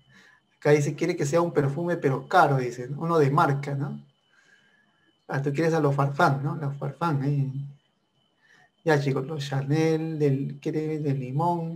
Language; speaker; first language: Spanish; native; Spanish